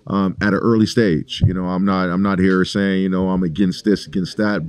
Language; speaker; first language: English; native; English